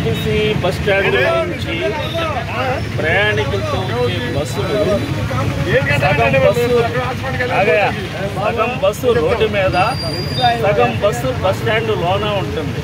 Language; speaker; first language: Telugu; native; Telugu